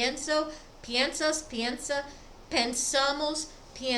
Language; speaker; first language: Spanish; non-native, fluent; English